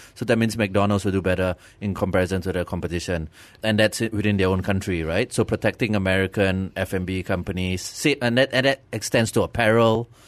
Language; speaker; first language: English; non-native, local second language; Tamil